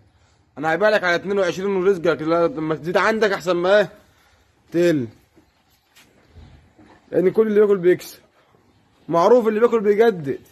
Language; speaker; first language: Arabic; native; Arabic